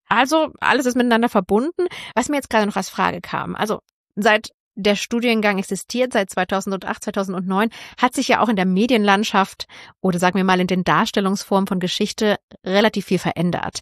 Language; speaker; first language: German; native; German